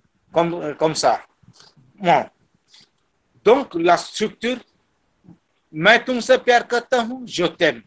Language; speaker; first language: French; non-native, fluent; Bangla